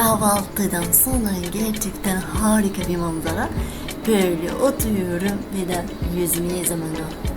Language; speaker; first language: Turkish; non-native, learner; Arabic